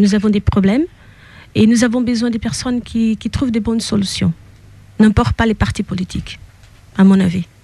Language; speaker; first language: French; non-native, fluent; Portuguese